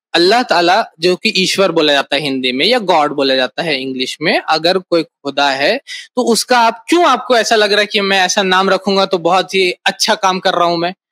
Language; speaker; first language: Hindi; native; Hindi